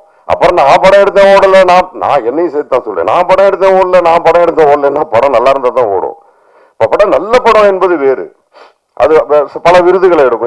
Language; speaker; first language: Tamil; native; Tamil